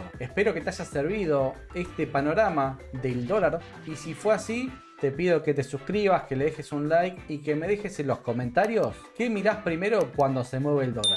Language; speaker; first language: Spanish; native; Spanish